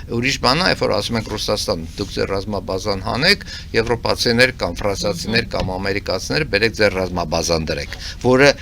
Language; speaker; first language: Armenian; native; Armenian